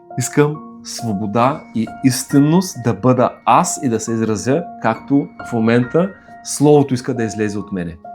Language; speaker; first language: Bulgarian; native; Bulgarian